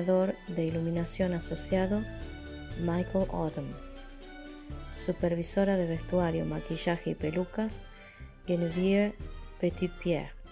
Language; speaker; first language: Spanish; native; Spanish